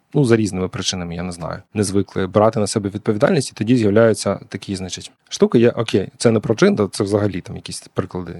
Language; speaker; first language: Ukrainian; non-native, local second language; Russian